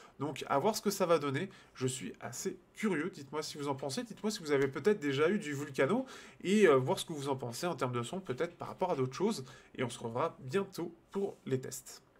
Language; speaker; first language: French; native; French